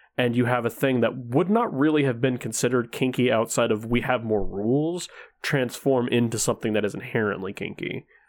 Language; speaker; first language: English; early bilingual, other home language; Danish